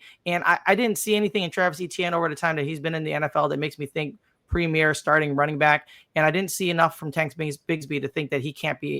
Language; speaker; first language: English; native; English